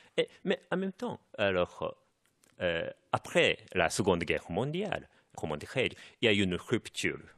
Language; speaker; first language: French; non-native, fluent; Japanese